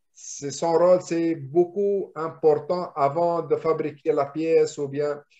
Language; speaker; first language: French; non-native, local second language; Arabic